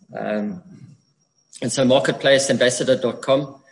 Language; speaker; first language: English; native; English